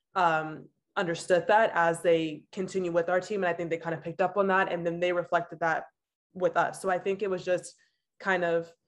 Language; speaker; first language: English; native; English